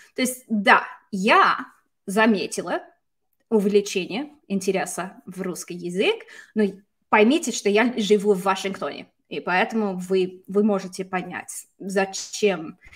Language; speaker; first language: Russian; non-native, fluent; English